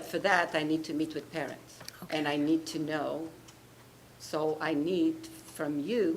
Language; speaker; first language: English; non-native, fluent; Portuguese